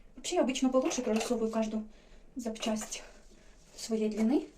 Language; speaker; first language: Russian; non-native, local second language; Ukrainian